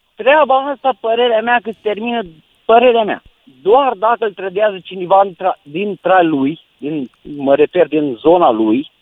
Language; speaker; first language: Romanian; native; Romanian